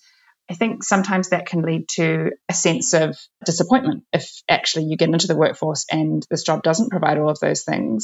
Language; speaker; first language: English; native; English